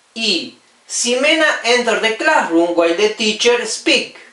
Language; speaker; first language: English; non-native, fluent; Spanish